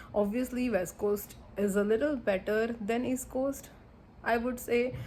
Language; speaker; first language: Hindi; non-native, local second language; Bangla